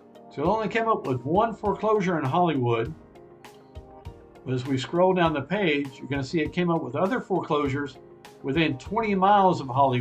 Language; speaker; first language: English; native; English